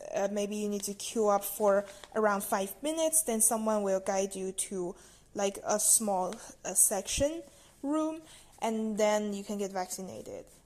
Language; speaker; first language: English; non-native, fluent; Chinese